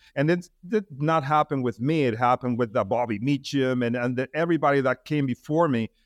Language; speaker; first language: English; non-native, fluent; Spanish